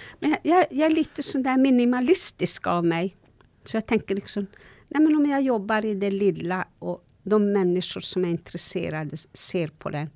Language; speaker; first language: Swedish; non-native, local second language; Northern Sami